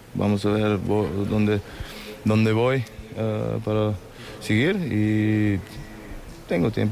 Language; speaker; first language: Spanish; non-native, learner; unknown